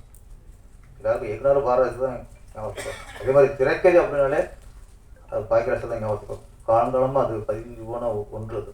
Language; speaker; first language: Tamil; native; Tamil